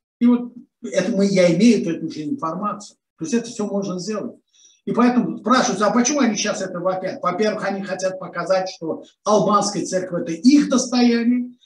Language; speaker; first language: Russian; non-native, local second language; Azerbaijani